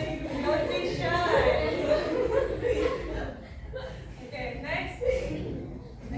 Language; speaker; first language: English; non-native, fluent; Indonesian